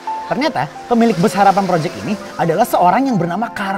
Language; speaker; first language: Indonesian; native; Indonesian